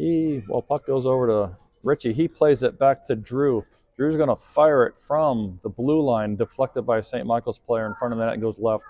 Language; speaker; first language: English; native; English